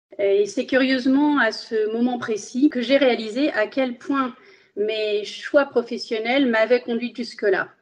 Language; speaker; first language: French; early bilingual, other home language; Spanish